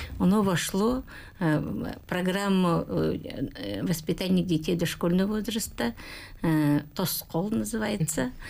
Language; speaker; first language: Russian; non-native, local second language; Yakut